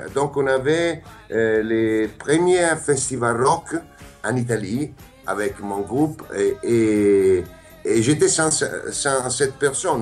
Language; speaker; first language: French; non-native, fluent; Italian